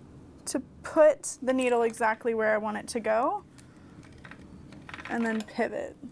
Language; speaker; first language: English; native; English